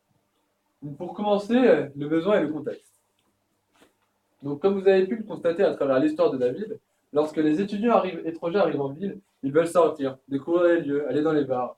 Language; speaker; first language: French; native; French